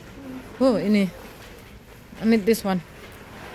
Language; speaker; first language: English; non-native, learner; Indonesian